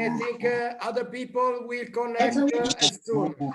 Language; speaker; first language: English; non-native, learner; Italian